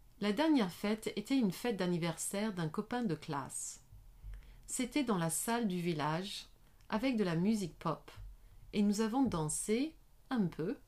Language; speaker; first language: French; non-native, learner; English